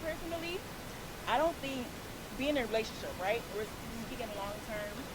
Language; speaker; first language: English; native; English